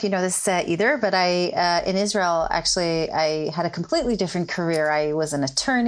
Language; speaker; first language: English; non-native, fluent; Hebrew